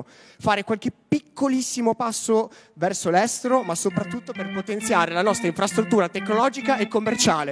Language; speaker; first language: Italian; native; Italian